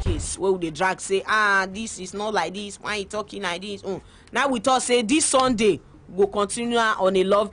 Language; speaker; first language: Nigerian Pidgin; non-native, local second language; Igbo